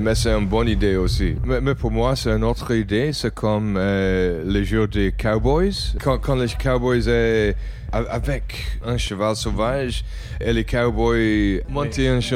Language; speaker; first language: French; non-native, learner; English